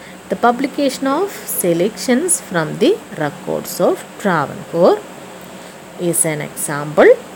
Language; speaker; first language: English; non-native, local second language; Malayalam